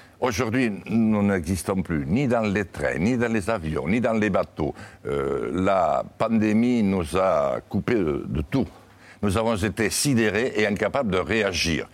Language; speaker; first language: French; native; French